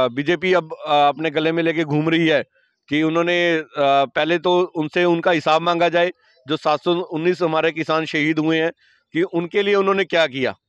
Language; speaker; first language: Hindi; native; Hindi